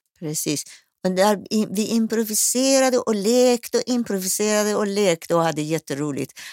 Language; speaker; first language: Swedish; non-native, fluent; Persian